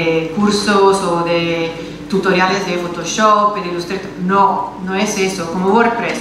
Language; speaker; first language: Spanish; non-native, fluent; Italian